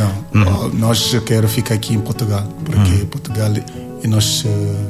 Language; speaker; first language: Portuguese; non-native, learner; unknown